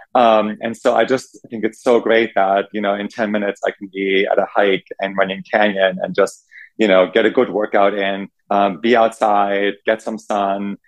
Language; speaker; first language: English; non-native, fluent; German